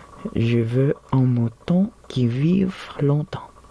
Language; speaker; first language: French; non-native, learner; Filipino